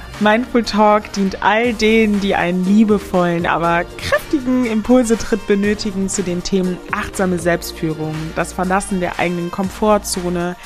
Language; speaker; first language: German; native; German